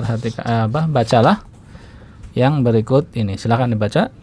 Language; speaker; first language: Indonesian; native; Indonesian